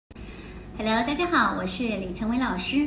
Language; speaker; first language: Chinese; native; Chinese